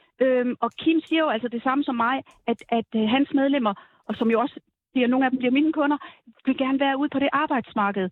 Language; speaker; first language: Danish; native; Danish